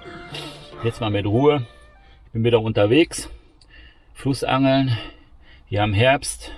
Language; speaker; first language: German; native; German